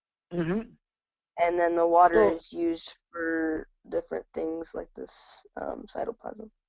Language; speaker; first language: English; native; English